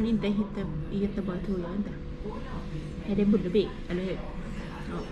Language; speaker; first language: Swedish; non-native, learner; Thai